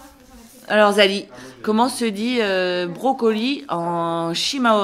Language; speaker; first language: French; native; French